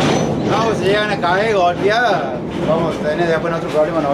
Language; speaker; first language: Spanish; native; Spanish